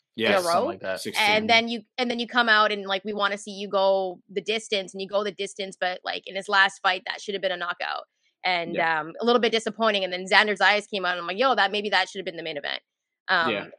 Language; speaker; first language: English; native; English